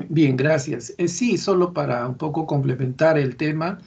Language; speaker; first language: Spanish; native; Spanish